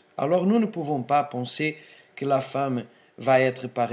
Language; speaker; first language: French; non-native, fluent; Portuguese